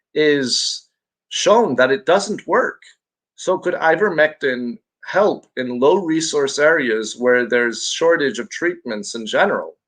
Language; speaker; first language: English; non-native, local second language; Filipino